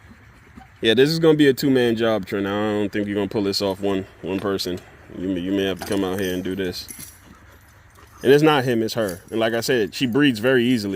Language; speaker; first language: English; native; English